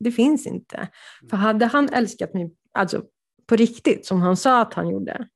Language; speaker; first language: Swedish; early bilingual, other home language; Polish